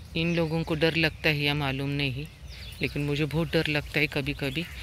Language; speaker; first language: Hindi; non-native, local second language; Marathi